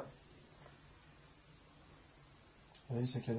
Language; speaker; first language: Arabic; non-native, learner; French